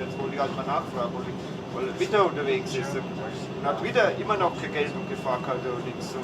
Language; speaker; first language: German; native; German